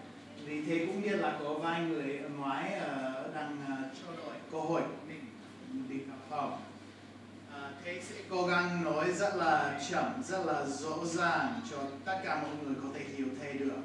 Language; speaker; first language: Vietnamese; non-native, fluent; English